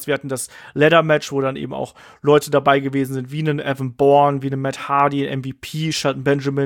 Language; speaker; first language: German; native; German